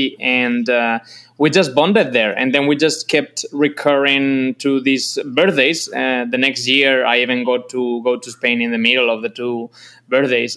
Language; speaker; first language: English; non-native, fluent; Spanish